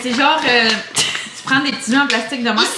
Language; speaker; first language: French; native; French